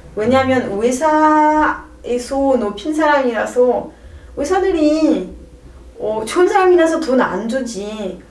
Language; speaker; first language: Korean; non-native, learner; French